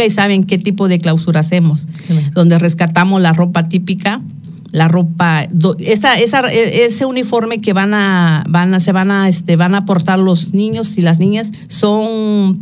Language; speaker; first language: Spanish; non-native, local second language; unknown